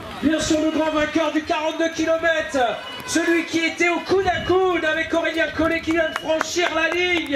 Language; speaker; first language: French; native; French